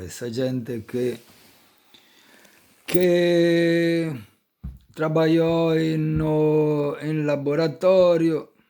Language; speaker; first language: Portuguese; non-native, fluent; Italian